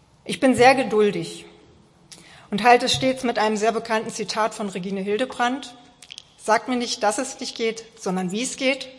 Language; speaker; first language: German; native; German